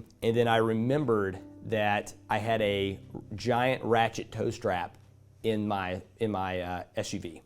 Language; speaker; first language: English; native; English